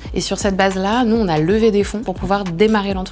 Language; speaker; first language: French; native; French